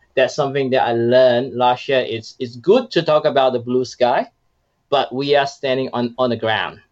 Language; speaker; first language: English; non-native, fluent; Chinese